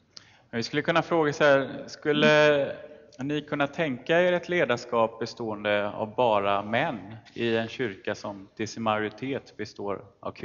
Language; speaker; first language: Swedish; native; Swedish